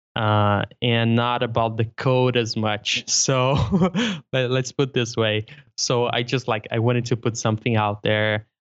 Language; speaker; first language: English; non-native, fluent; Portuguese